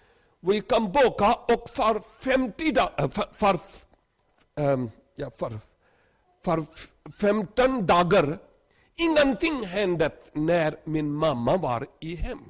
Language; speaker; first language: Swedish; non-native, learner; Urdu